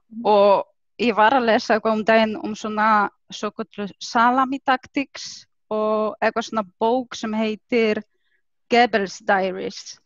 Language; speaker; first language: Icelandic; non-native, fluent; Polish